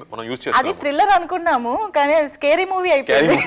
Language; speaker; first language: Telugu; native; Telugu